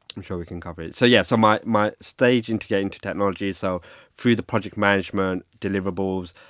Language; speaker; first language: English; native; English